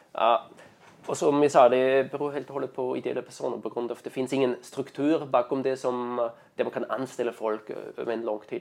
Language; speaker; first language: Swedish; non-native, fluent; German